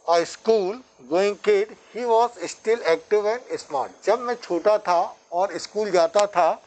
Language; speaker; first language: Hindi; native; Hindi